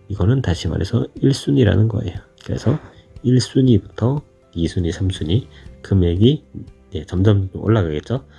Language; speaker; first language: Korean; native; Korean